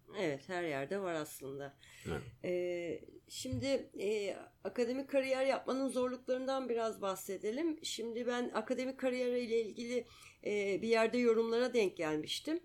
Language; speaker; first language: Turkish; native; Turkish